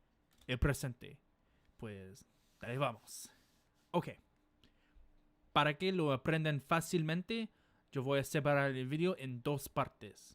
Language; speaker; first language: Spanish; non-native, fluent; English